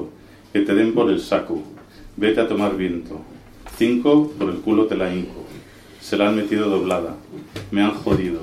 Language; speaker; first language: Spanish; native; Spanish